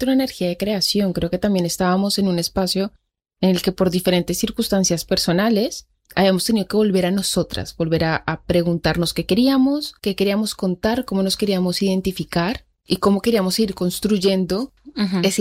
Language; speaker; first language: Spanish; native; Spanish